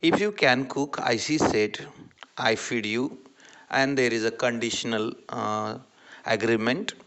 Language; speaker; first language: English; non-native, local second language; Marathi